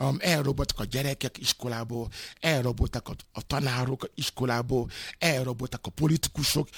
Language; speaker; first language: Hungarian; non-native, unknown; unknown